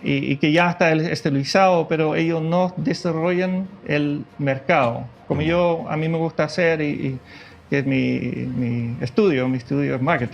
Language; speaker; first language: Spanish; non-native, fluent; Dutch